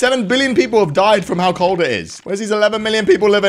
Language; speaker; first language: English; native; English